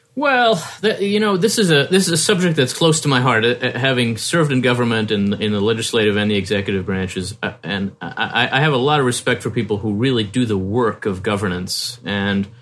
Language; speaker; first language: English; native; English